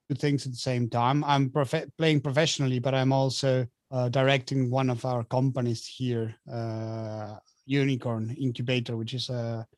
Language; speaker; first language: English; non-native, fluent; Spanish